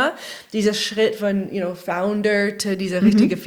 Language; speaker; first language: German; non-native, learner; English